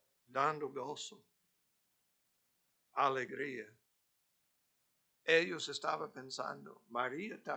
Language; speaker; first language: Spanish; non-native, fluent; English